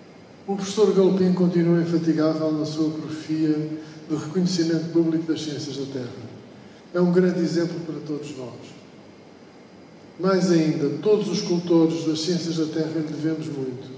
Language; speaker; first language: Portuguese; native; Portuguese